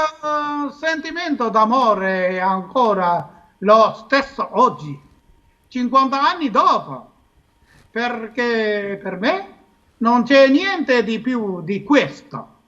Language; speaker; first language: Italian; non-native, learner; Japanese